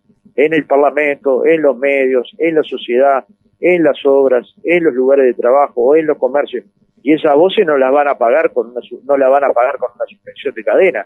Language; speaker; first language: Spanish; native; Spanish